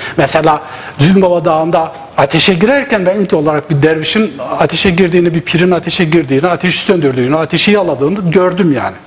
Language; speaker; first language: Turkish; non-native, local second language; Zaza